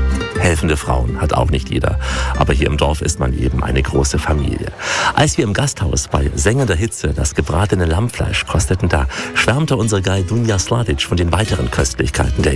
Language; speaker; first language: German; native; German